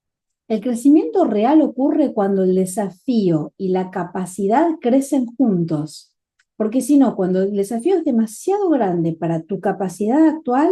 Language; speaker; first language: Spanish; native; Spanish